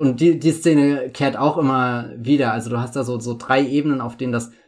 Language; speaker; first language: German; native; German